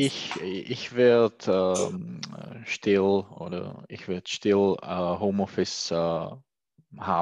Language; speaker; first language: German; non-native, learner; Czech